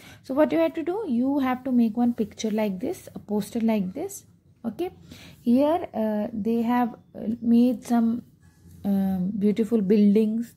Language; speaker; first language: English; non-native, local second language; Hindi